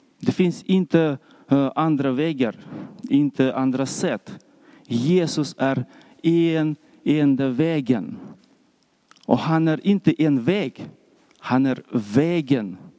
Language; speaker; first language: Swedish; non-native, fluent; Russian